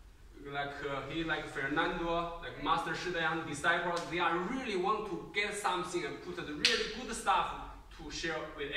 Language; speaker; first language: English; non-native, learner; Chinese